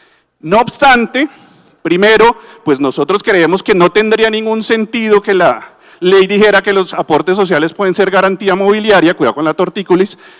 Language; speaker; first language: Spanish; native; Spanish